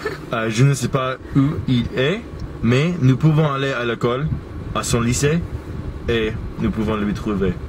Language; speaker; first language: French; non-native, learner; English